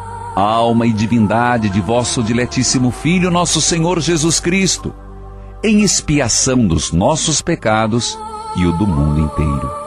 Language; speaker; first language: Portuguese; native; Portuguese